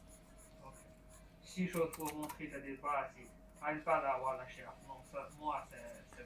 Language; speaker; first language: French; non-native, learner; Chinese